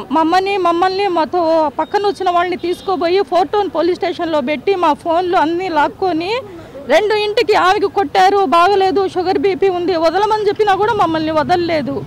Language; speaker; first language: Telugu; non-native, local second language; Urdu